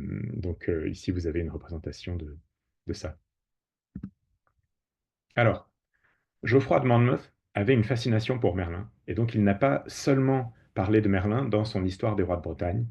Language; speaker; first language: French; native; French